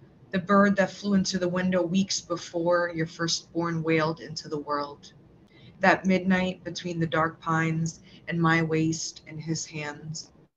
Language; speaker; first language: English; early bilingual, other home language; Portuguese